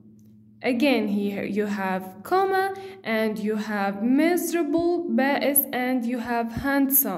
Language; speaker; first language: English; non-native, fluent; Arabic